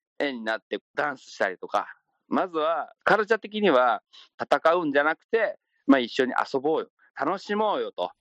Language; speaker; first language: Japanese; non-native, fluent; Chinese